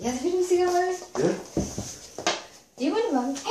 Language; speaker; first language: Bulgarian; native; Bulgarian